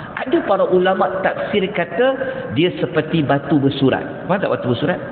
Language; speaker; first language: Malay; native; Malay